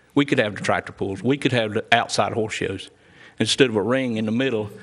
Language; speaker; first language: English; native; English